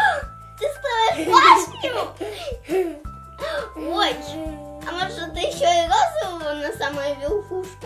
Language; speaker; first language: Russian; early bilingual, heritage; Russian